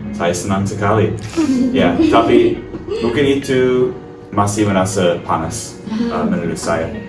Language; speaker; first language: Indonesian; non-native, learner; English